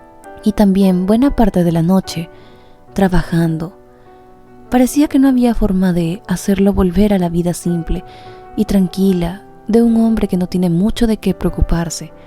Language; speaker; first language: Spanish; native; Spanish